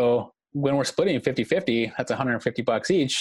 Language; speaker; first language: English; native; English